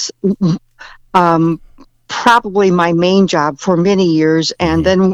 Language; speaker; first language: English; native; English